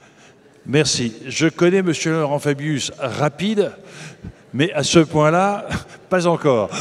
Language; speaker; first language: French; native; French